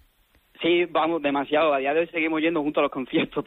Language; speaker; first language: Spanish; native; Spanish